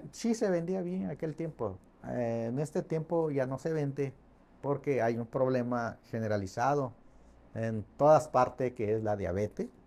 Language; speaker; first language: Spanish; non-native, fluent; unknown